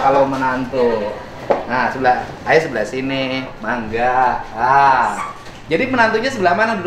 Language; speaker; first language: Indonesian; native; Indonesian